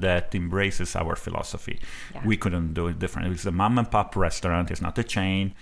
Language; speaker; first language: English; non-native, fluent; Italian